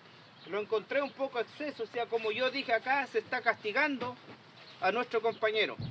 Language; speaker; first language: Spanish; native; Spanish